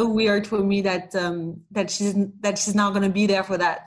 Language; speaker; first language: English; non-native, fluent; French